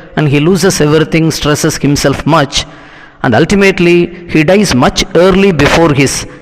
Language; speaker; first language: English; non-native, local second language; Tamil